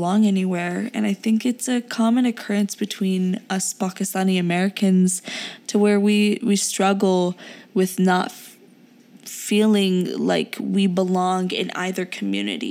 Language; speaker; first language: English; early bilingual, other home language; Urdu